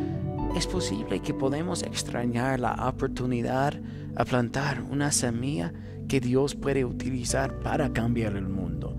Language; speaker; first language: Spanish; non-native, fluent; English